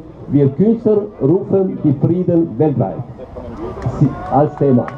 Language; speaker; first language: German; non-native, learner; Albanian